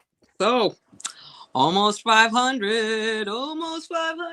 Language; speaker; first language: English; native; English